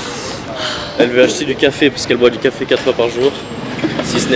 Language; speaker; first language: French; native; French